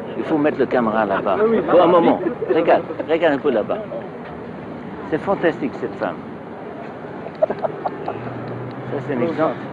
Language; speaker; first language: French; non-native, fluent; English